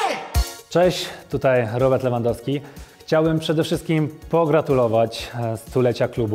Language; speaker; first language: Polish; native; Polish